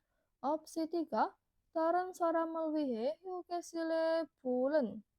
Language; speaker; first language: Korean; non-native, learner; Indonesian